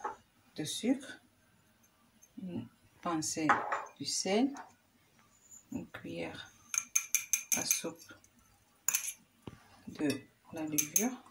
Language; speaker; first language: French; non-native, local second language; Arabic